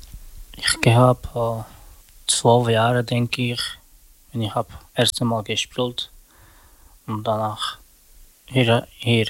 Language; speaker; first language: German; non-native, learner; Romany